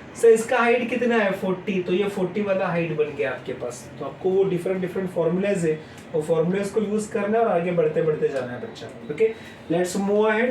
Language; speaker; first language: Hindi; non-native, local second language; Marathi